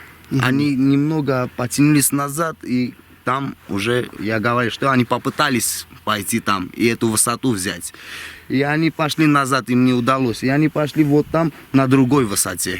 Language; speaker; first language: Russian; non-native, local second language; Armenian